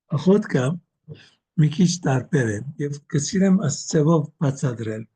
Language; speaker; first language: Armenian; early bilingual, heritage; Armenian